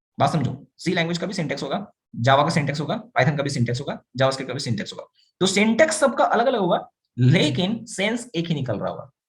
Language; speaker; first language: Hindi; native; Hindi